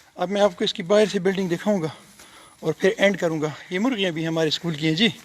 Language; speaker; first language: Urdu; non-native, local second language; Pashto